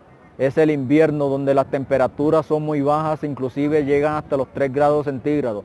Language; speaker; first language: Spanish; native; Spanish